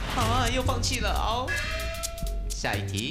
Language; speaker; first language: Chinese; native; Chinese